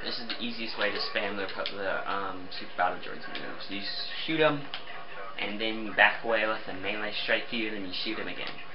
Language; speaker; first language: English; native; English